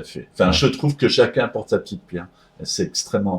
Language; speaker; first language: French; native; French